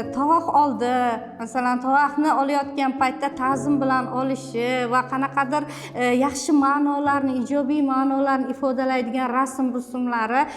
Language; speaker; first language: Uzbek; native; Uzbek